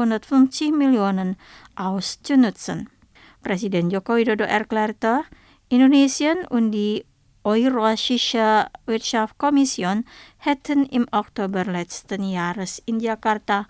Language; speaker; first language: German; non-native, fluent; Indonesian